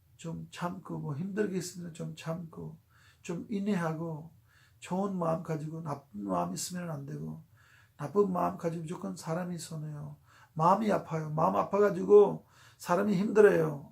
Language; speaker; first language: Korean; non-native, fluent; Urdu